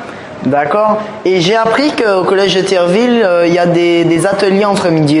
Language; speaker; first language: French; native; French